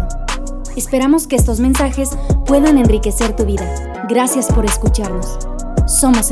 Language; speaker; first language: Spanish; native; Spanish